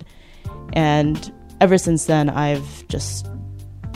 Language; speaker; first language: English; native; English